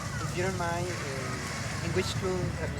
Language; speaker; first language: English; non-native, learner; Spanish